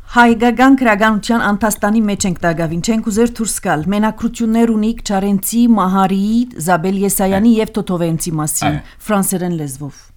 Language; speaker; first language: Armenian; early bilingual, heritage; Armenian